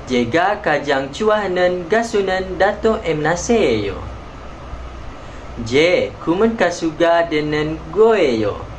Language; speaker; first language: Korean; non-native, learner; Malay